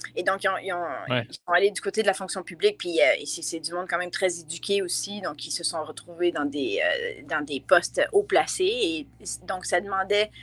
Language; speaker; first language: French; native; French